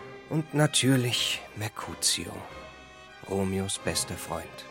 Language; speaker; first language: German; native; German